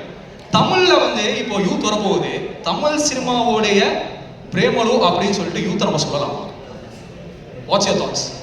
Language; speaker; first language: Tamil; native; Tamil